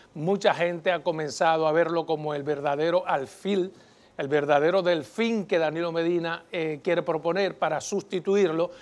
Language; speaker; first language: Spanish; native; Spanish